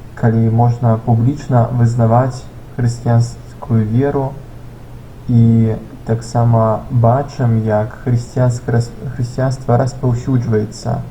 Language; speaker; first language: Belarusian; non-native, local second language; Russian